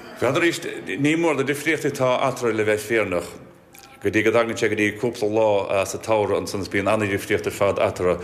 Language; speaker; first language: Irish; native; Irish